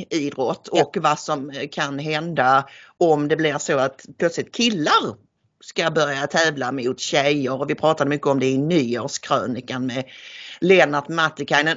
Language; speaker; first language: Swedish; native; Swedish